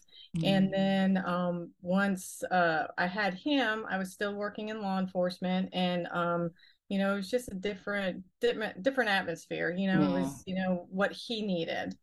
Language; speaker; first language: English; native; English